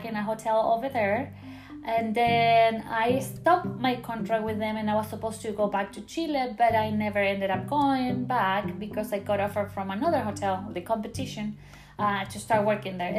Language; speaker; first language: English; non-native, fluent; Spanish